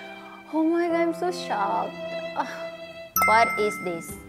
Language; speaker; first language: English; non-native, fluent; Korean